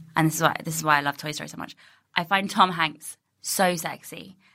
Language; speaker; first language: English; native; English